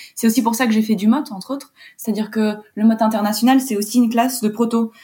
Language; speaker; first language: French; early bilingual, heritage; French